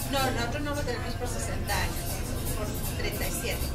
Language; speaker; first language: Spanish; early bilingual, other home language; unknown